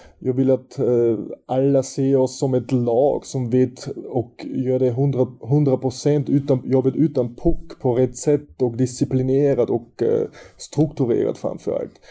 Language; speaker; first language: Swedish; non-native, fluent; German